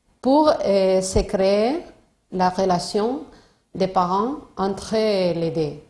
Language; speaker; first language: French; non-native, learner; Spanish